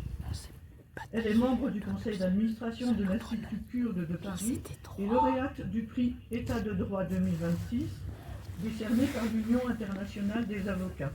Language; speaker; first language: French; native; French